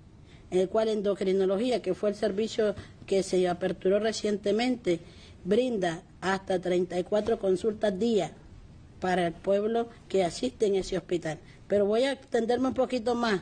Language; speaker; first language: Spanish; native; Spanish